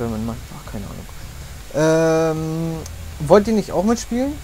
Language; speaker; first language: German; native; German